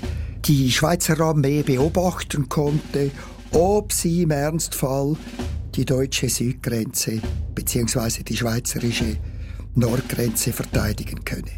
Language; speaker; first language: German; native; German